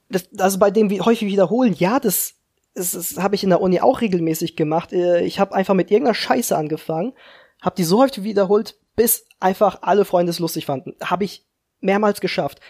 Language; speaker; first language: German; early bilingual, other home language; Czech